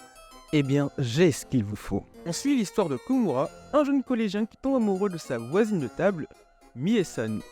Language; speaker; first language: French; native; French